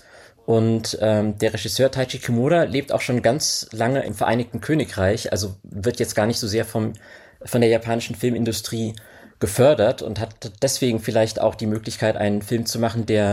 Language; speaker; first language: German; native; German